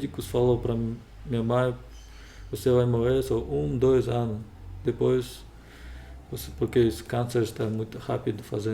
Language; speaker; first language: Portuguese; non-native, learner; Russian